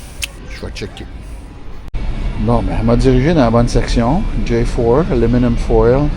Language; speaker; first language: French; native; French